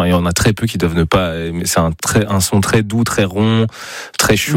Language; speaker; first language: French; native; French